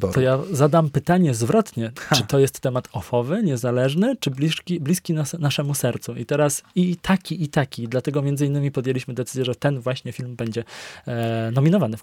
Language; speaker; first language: Polish; native; Polish